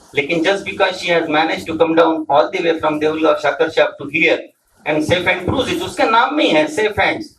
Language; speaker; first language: Hindi; non-native, local second language; Marathi